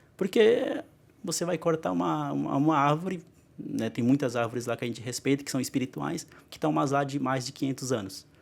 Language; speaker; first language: Portuguese; non-native, local second language; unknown